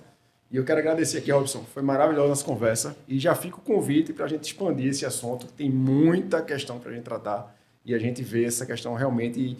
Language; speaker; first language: Portuguese; native; Portuguese